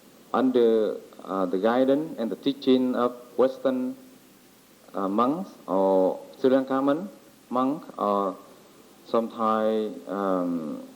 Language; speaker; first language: English; non-native, learner; Vietnamese